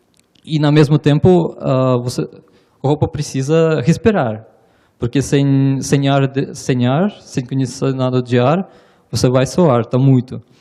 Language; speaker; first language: Portuguese; non-native, learner; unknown